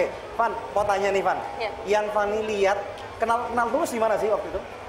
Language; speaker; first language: Indonesian; native; Indonesian